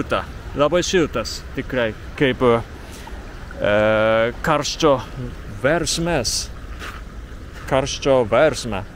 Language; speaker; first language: Lithuanian; non-native, learner; Japanese